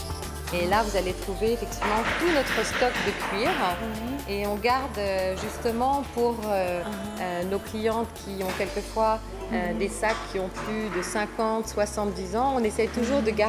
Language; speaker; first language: French; native; French